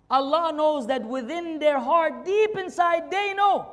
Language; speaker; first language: English; non-native, fluent; Arabic